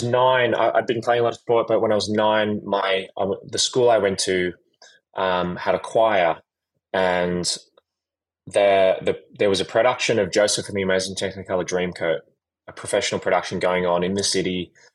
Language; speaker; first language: English; native; English